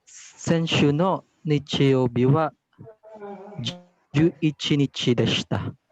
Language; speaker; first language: Japanese; non-native, learner; Filipino